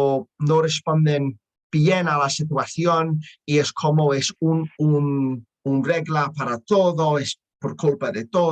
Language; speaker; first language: Spanish; non-native, learner; English